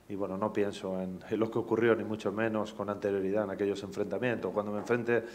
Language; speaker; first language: Spanish; native; Spanish